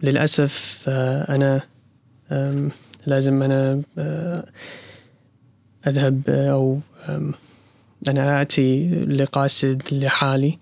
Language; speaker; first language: Arabic; non-native, learner; English